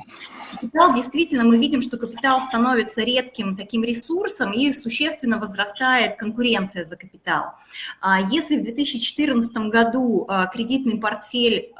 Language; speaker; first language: Russian; native; Russian